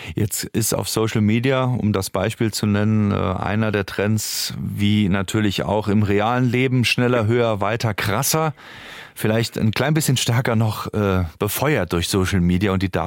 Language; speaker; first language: German; native; German